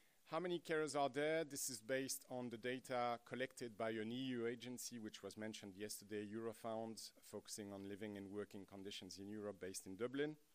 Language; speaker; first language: English; non-native, fluent; French